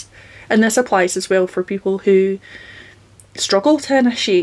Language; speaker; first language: English; native; English